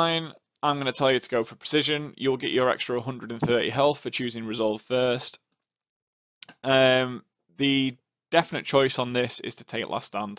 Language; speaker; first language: English; native; English